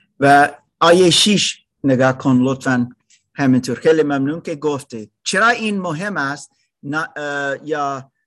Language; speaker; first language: Persian; non-native, learner; German